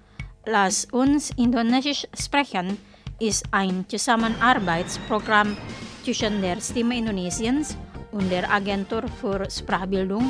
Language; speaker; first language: German; non-native, fluent; Indonesian